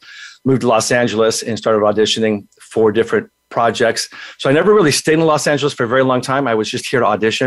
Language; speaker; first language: English; native; English